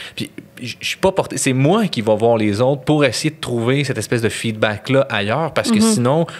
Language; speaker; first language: French; native; French